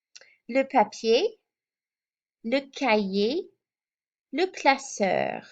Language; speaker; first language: French; non-native, fluent; English